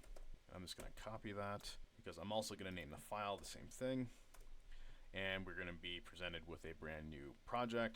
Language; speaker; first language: English; native; English